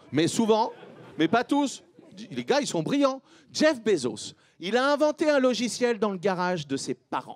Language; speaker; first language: French; native; French